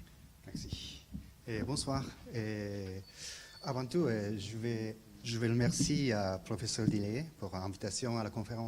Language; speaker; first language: French; non-native, learner; Japanese